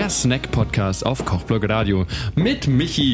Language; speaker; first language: German; native; German